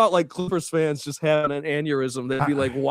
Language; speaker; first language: English; native; English